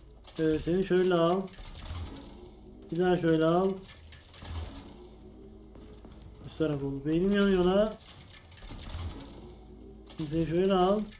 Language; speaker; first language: Turkish; native; Turkish